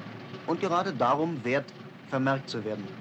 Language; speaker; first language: German; native; German